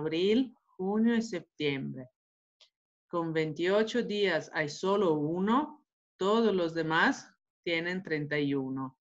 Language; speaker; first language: Spanish; non-native, fluent; Italian